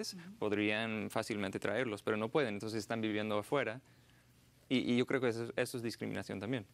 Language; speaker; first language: Spanish; non-native, fluent; English